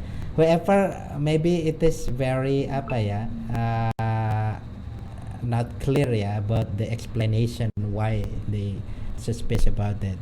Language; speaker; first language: English; non-native, learner; Indonesian